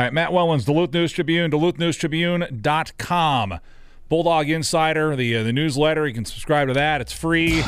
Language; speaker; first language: English; native; English